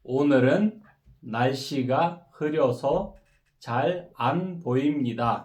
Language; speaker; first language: Korean; non-native, fluent; Kyrgyz